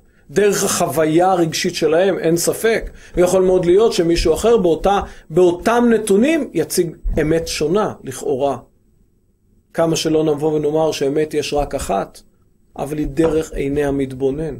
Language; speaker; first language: Hebrew; native; Hebrew